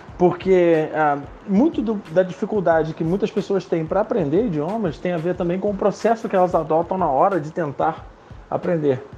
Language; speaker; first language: Portuguese; non-native, local second language; Spanish